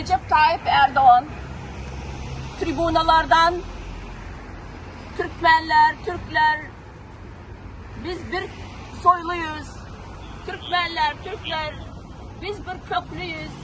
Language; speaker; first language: Turkish; non-native, learner; Turkmen